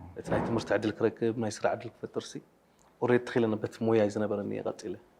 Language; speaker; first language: Tigrinya; native; Tigrinya